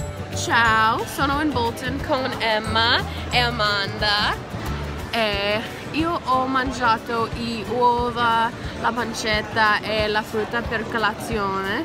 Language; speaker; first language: Italian; non-native, learner; English